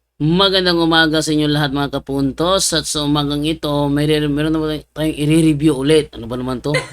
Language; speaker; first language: Filipino; native; Filipino